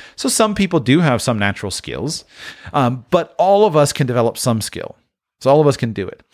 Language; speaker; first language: English; native; English